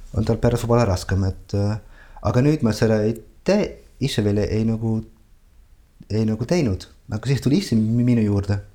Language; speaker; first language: Estonian; non-native, fluent; Dutch